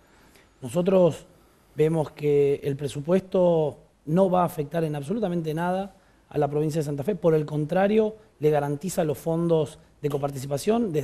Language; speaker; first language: Spanish; native; Spanish